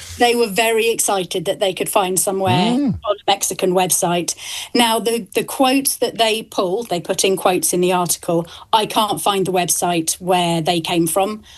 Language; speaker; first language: English; native; English